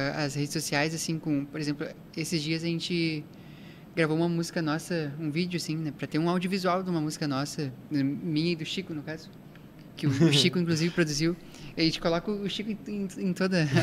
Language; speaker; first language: Portuguese; native; Portuguese